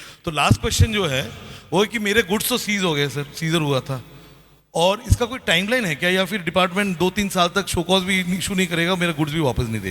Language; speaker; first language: Hindi; non-native, local second language; Bangla